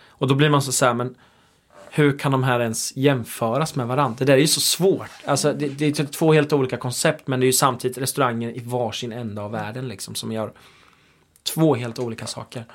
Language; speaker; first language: Swedish; native; Swedish